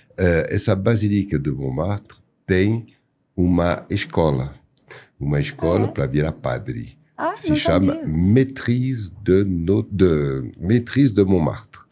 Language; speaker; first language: Portuguese; non-native, fluent; French